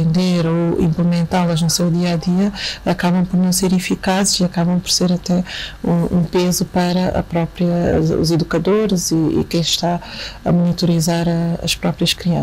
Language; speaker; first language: Portuguese; native; Portuguese